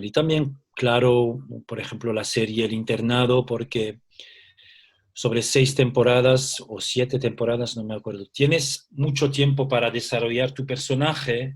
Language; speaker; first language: Spanish; early bilingual, heritage; Spanish